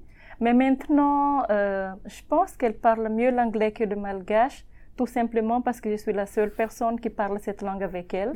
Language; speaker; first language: French; non-native, local second language; Malagasy